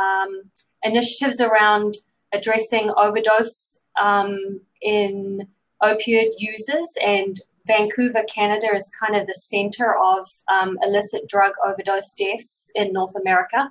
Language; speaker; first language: English; native; English